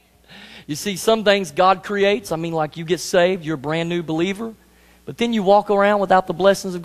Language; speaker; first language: English; native; English